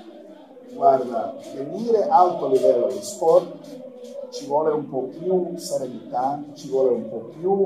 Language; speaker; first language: Italian; non-native, fluent; Croatian